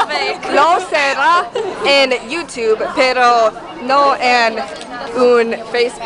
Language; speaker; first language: Spanish; non-native, learner; English